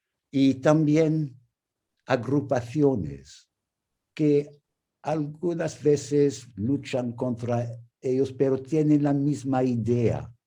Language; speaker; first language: Spanish; non-native, fluent; English